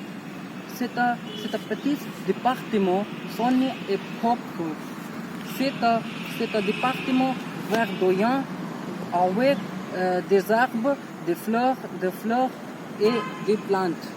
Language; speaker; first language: French; non-native, learner; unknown